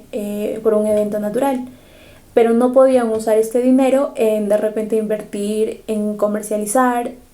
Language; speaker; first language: Spanish; native; Spanish